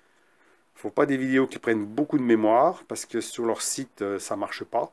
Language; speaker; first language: French; native; French